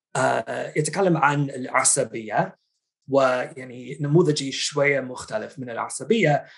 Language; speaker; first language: Arabic; non-native, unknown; English